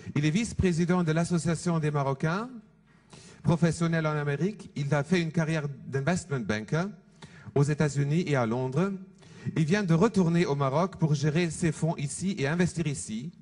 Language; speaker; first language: French; non-native, fluent; German